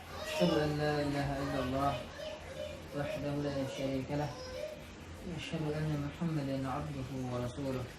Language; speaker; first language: Arabic; non-native, fluent; Indonesian